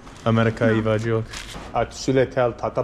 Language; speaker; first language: Hungarian; non-native, learner; English